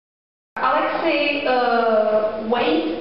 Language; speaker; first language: English; non-native, learner; Czech